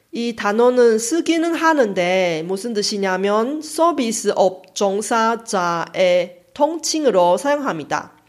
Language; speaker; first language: Korean; non-native, fluent; Chinese